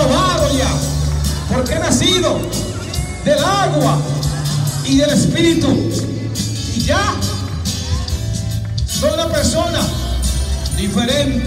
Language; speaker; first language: Spanish; native; Spanish